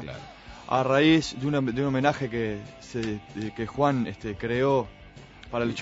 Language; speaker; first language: Spanish; native; Spanish